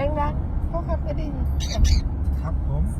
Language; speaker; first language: Thai; native; Thai